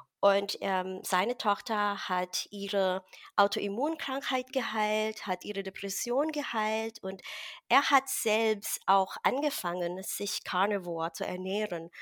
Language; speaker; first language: German; non-native, fluent; Filipino